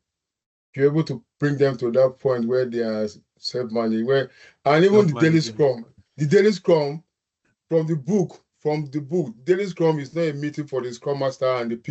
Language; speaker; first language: English; non-native, local second language; Yoruba